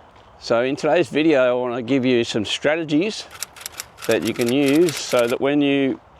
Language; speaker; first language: English; native; English